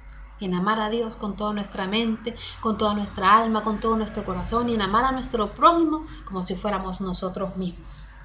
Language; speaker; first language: Spanish; native; Spanish